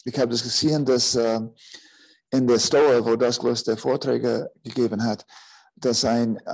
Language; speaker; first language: German; non-native, fluent; English